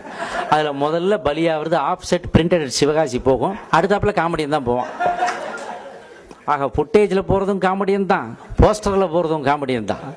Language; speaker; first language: Tamil; native; Tamil